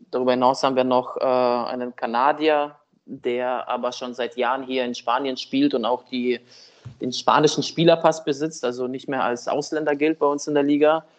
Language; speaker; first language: German; early bilingual, other home language; Russian